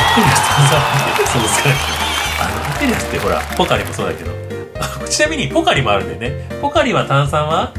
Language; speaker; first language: Japanese; native; Japanese